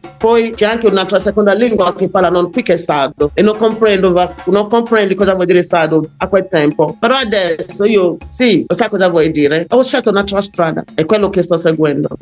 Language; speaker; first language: Italian; non-native, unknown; English